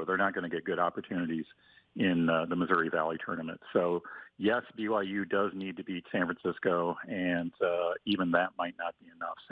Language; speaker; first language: English; native; English